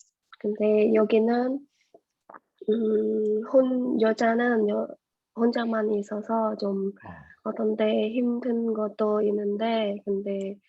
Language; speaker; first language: Korean; non-native, learner; Khmer